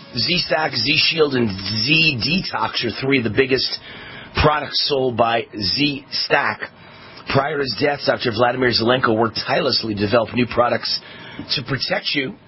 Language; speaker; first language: English; native; English